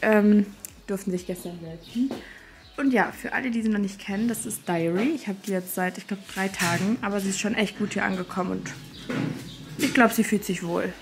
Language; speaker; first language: German; native; German